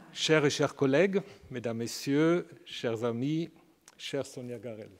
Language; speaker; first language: French; native; French